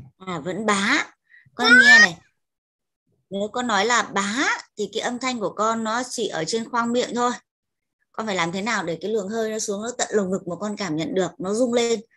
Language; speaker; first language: Vietnamese; native; Vietnamese